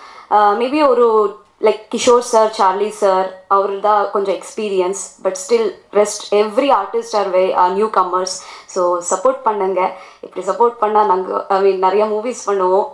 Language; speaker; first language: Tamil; non-native, learner; Kannada